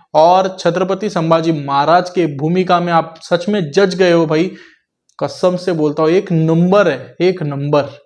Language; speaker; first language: Hindi; non-native, local second language; Marathi